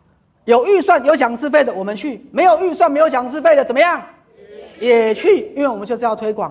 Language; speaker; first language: Chinese; native; Chinese